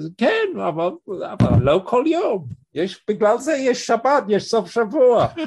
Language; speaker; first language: Hebrew; non-native, fluent; English